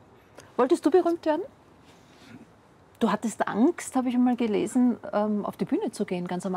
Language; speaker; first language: German; native; German